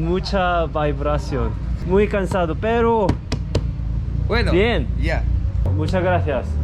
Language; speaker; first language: Spanish; non-native, learner; Korean